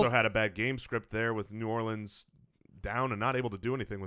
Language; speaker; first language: English; native; English